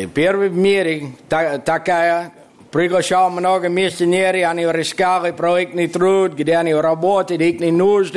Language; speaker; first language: Russian; non-native, fluent; English